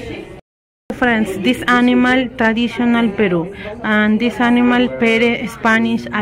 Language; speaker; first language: English; non-native, learner; Spanish